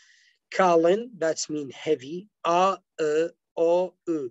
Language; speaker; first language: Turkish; non-native, fluent; Arabic